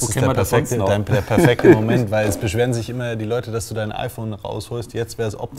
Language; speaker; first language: German; native; German